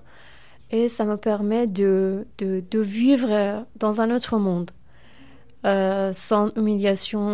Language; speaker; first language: French; non-native, fluent; Persian